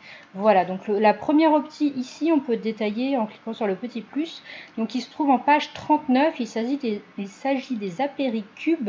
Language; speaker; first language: French; native; French